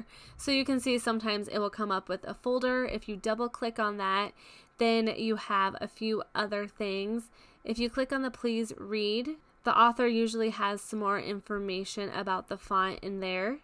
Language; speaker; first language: English; native; English